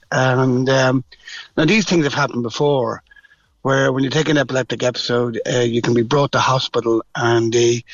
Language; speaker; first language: English; native; English